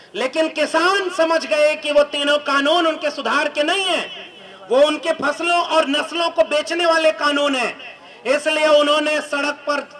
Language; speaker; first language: Hindi; native; Hindi